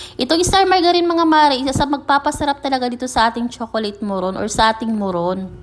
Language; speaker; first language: Filipino; non-native, local second language; Waray